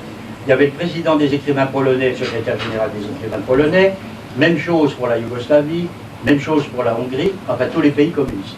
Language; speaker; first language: French; native; French